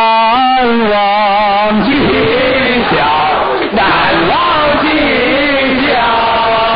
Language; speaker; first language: Chinese; native; Chinese